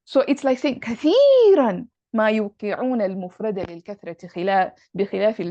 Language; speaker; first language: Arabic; non-native, fluent; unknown